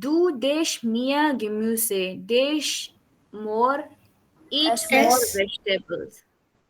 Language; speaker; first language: German; non-native, fluent; Urdu